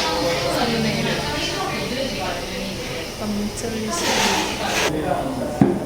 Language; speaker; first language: Japanese; non-native, learner; French